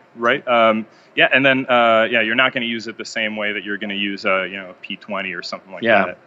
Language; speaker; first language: English; non-native, fluent; Hebrew